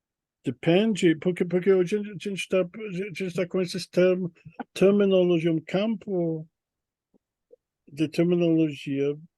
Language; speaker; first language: Portuguese; non-native, fluent; English